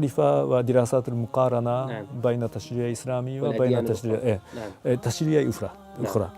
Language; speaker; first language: Arabic; non-native, fluent; Japanese